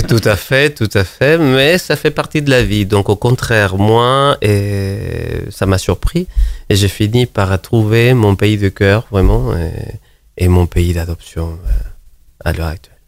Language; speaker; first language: French; non-native, fluent; Spanish